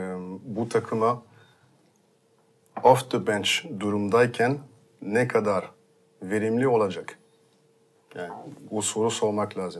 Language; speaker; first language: Turkish; non-native, fluent; French